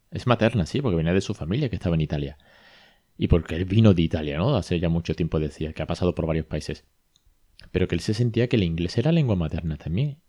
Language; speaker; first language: Spanish; native; Spanish